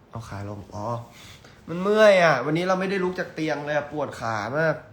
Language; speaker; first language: Thai; native; Thai